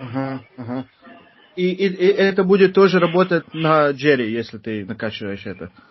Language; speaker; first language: Russian; non-native, fluent; Turkish